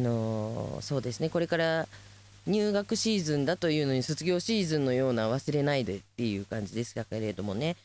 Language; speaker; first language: Japanese; native; Japanese